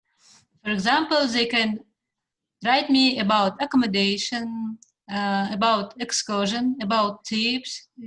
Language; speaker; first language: English; non-native, fluent; Russian